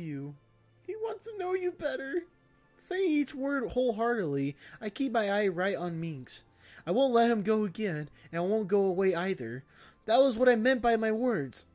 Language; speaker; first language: English; native; English